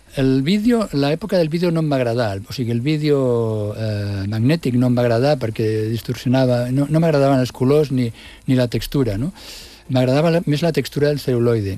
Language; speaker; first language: Catalan; non-native, local second language; Spanish